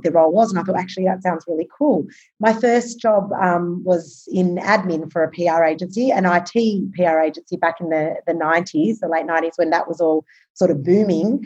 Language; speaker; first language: English; native; English